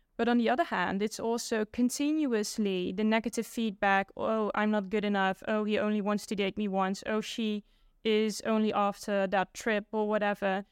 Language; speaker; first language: English; non-native, fluent; Dutch